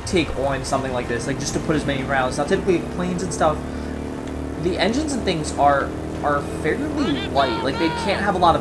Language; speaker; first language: English; native; English